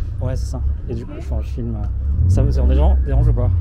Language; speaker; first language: French; native; French